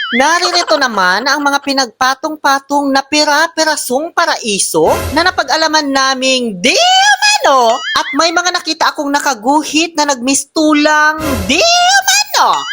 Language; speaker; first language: Filipino; native; Filipino